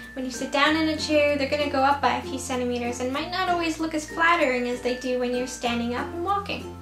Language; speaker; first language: English; native; English